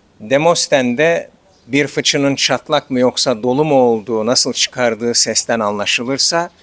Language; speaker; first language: Turkish; native; Turkish